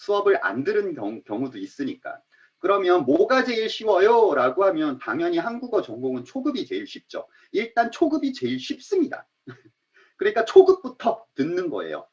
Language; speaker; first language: Korean; native; Korean